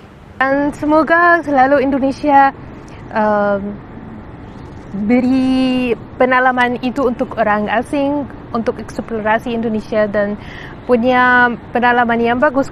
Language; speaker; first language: Indonesian; non-native, fluent; Arabic